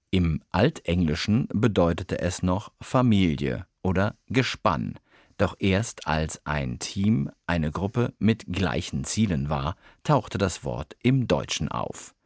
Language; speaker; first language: German; native; German